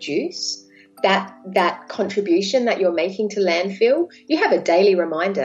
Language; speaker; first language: English; native; English